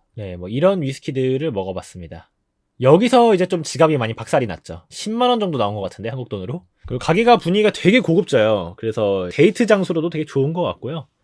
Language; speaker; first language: Korean; native; Korean